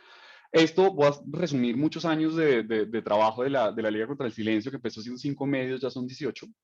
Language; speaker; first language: Spanish; native; Spanish